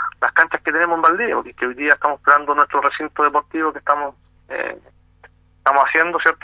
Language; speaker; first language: Spanish; native; Spanish